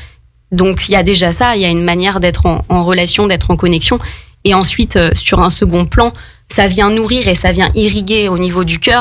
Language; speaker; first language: French; native; French